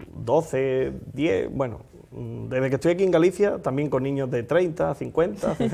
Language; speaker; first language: Spanish; native; Spanish